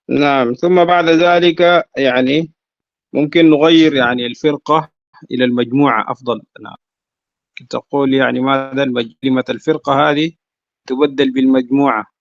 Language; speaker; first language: Arabic; non-native, fluent; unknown